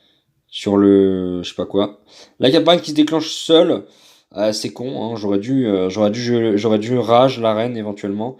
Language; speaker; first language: French; native; French